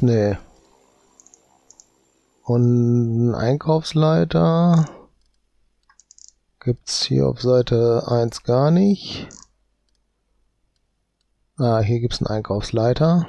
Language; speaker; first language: German; native; German